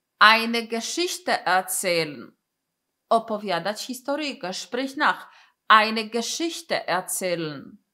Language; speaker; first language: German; non-native, fluent; Polish